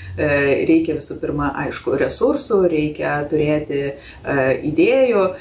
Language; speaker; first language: Lithuanian; native; Lithuanian